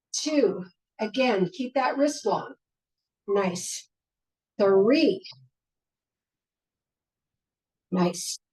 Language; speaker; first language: English; native; English